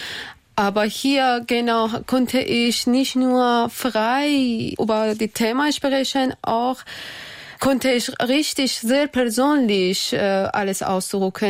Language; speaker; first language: German; non-native, learner; Persian